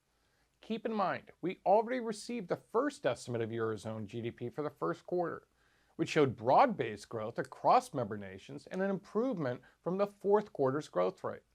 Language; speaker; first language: English; native; English